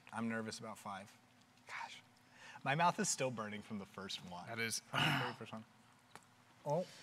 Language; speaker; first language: English; native; English